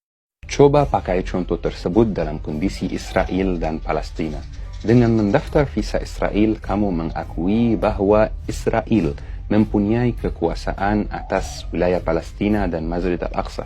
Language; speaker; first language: Indonesian; non-native, fluent; Arabic